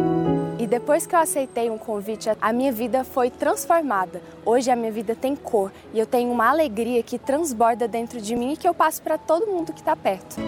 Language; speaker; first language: Portuguese; early bilingual, other home language; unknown